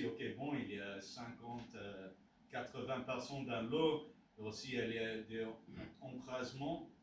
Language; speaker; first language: French; non-native, learner; English